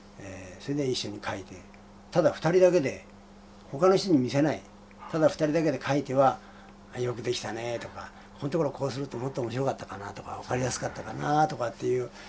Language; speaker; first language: Japanese; native; Japanese